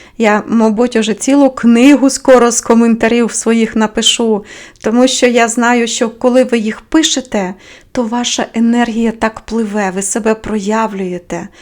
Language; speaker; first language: Ukrainian; native; Ukrainian